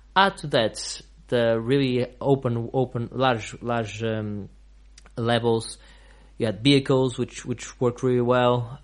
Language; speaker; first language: English; non-native, fluent; Portuguese